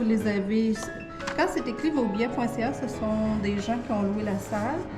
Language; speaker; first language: French; native; French